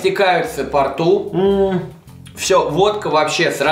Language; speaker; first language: Russian; native; Russian